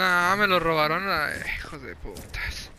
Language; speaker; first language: Spanish; native; Spanish